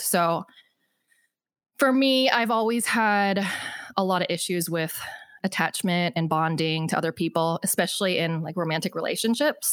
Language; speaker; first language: English; native; English